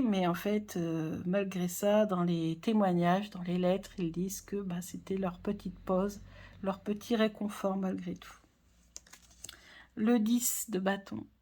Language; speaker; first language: French; native; French